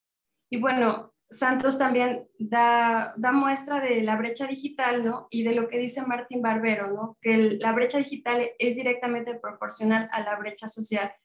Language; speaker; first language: Spanish; native; Spanish